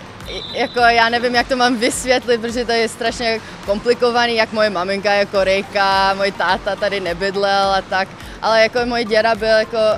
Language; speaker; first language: Czech; non-native, local second language; English